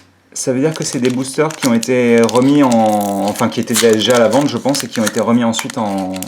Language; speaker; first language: French; native; French